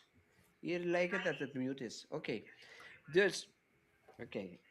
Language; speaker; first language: Dutch; non-native, local second language; Papiamento